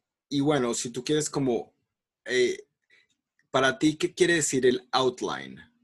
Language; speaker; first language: Spanish; native; Spanish